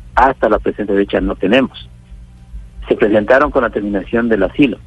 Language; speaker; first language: Spanish; native; Spanish